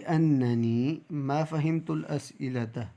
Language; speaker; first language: Arabic; non-native, fluent; Urdu